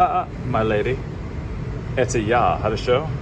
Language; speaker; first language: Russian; non-native, learner; English